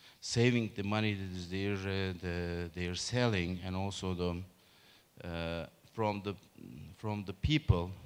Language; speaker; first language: English; non-native, learner; Turkish